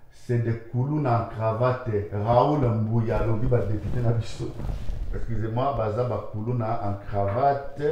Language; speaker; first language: French; non-native, local second language; Lingala